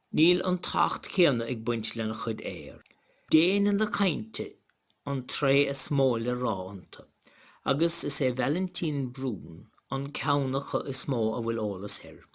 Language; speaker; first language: Irish; native; Irish